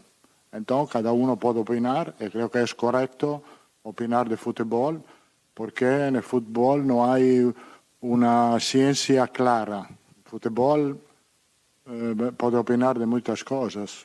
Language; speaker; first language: Portuguese; non-native, fluent; Italian